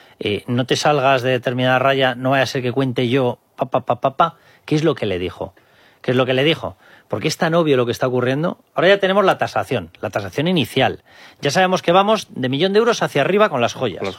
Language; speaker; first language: Spanish; native; Spanish